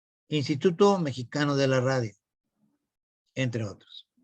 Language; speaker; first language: Spanish; native; Spanish